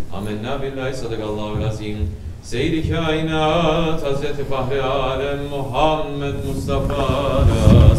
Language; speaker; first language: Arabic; non-native, fluent; Turkish